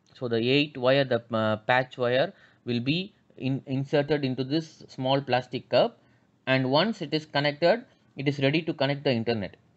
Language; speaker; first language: English; non-native, local second language; Tamil